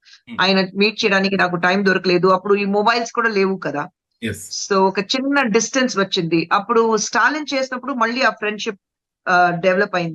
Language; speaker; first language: Telugu; non-native, fluent; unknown